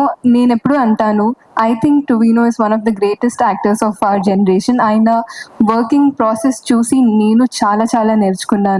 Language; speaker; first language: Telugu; non-native, fluent; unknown